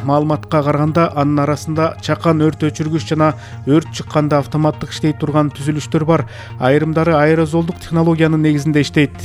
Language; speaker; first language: Kyrgyz; native; Kyrgyz